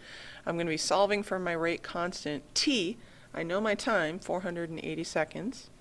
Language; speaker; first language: English; native; English